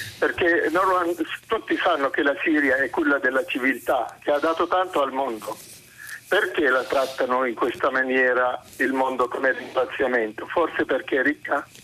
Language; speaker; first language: Italian; non-native, fluent; Arabic